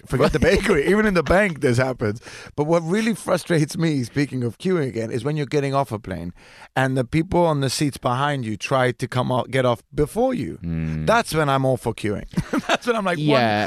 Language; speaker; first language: English; native; English